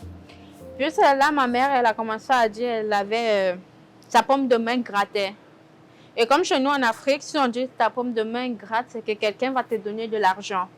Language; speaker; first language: French; native; French